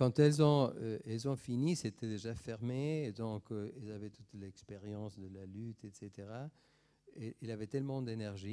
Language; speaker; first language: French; non-native, fluent; Spanish